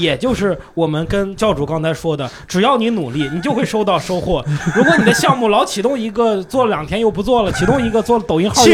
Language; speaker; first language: Chinese; native; Chinese